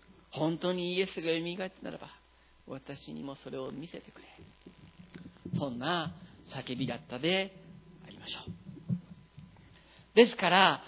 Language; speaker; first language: Japanese; native; Japanese